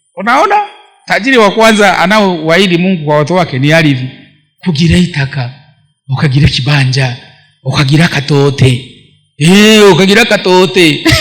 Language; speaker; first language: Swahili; non-native, local second language; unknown